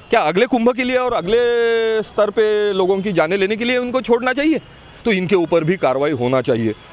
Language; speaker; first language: Hindi; non-native, local second language; Marathi